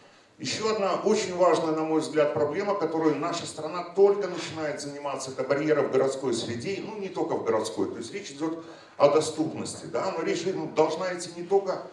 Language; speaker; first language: Russian; native; Russian